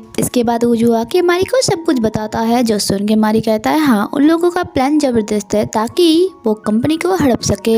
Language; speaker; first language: Hindi; non-native, local second language; Bangla